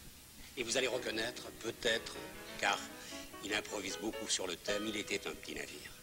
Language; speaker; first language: French; native; French